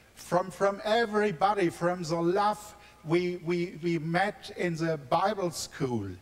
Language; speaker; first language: English; non-native, learner; German